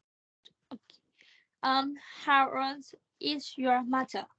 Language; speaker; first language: English; non-native, learner; Thai